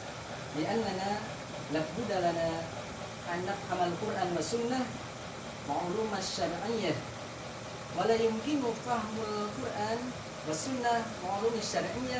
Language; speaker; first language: Arabic; non-native, learner; Indonesian